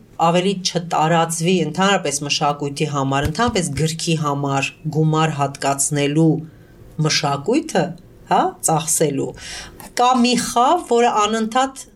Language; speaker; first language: Armenian; early bilingual, heritage; Armenian